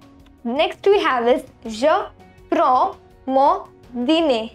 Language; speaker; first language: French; non-native, fluent; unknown